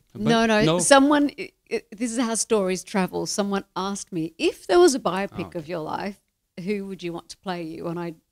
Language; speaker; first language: English; native; English